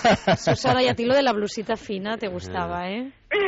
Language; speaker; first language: Spanish; native; Spanish